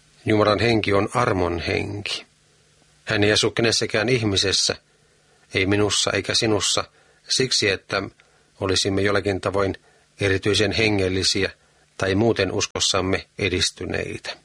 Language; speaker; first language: Finnish; native; Finnish